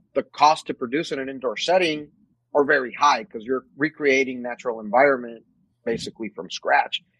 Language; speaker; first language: English; non-native, fluent; Spanish